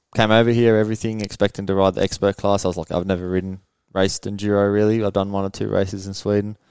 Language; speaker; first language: English; early bilingual, other home language; Swedish